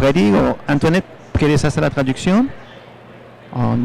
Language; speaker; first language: Spanish; non-native, fluent; French